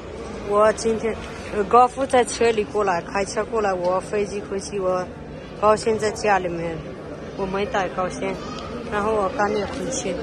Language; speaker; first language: Chinese; non-native, learner; Nepali